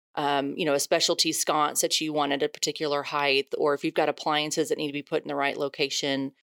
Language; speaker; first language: English; native; English